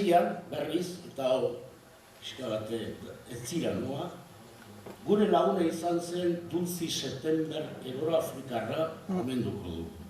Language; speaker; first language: Basque; native; Basque